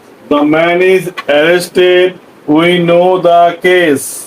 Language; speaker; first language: English; non-native, local second language; Bangla